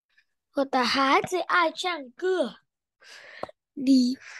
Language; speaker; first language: Chinese; non-native, learner; Vietnamese